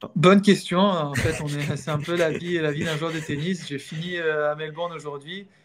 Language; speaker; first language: French; non-native, local second language; Arabic